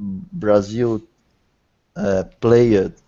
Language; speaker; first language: English; non-native, learner; Portuguese